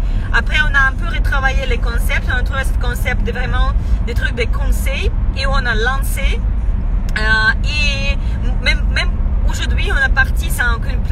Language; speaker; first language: French; non-native, fluent; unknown